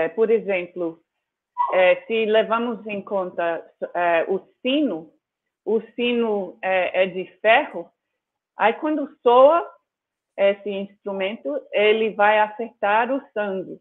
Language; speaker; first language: Portuguese; non-native, fluent; English